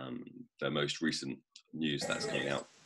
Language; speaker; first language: English; native; English